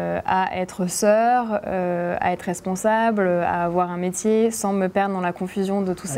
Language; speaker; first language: French; native; French